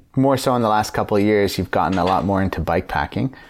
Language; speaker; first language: English; native; English